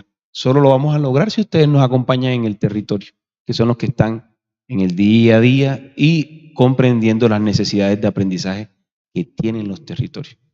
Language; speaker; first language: Spanish; native; Spanish